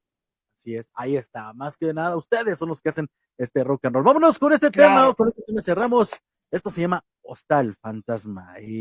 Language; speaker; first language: Spanish; native; Spanish